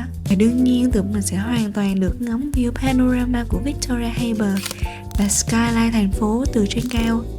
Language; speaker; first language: Vietnamese; native; Vietnamese